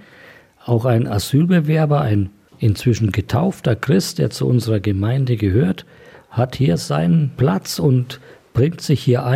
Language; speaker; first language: German; native; German